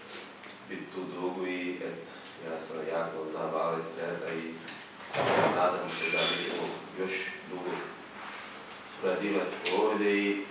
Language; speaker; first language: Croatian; non-native, learner; Portuguese